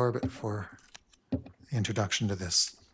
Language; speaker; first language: English; native; English